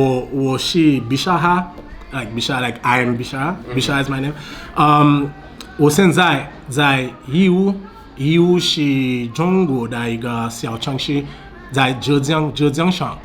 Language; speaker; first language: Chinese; non-native, fluent; Haitian Creole